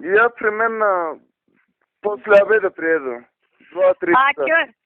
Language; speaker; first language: Russian; non-native, local second language; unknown